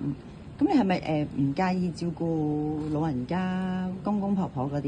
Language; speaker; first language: Cantonese; native; Cantonese